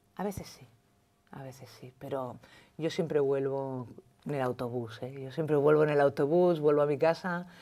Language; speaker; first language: Spanish; native; Spanish